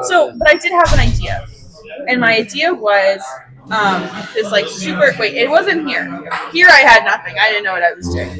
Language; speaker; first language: English; non-native, fluent; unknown